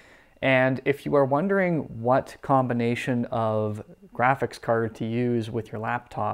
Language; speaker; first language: English; native; English